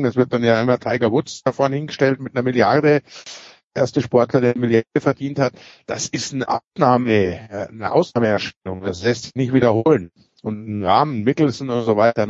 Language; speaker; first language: German; native; German